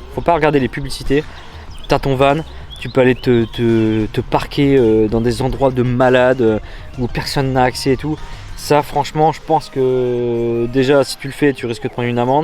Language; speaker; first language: French; native; French